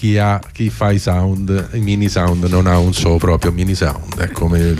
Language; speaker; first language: Italian; native; Italian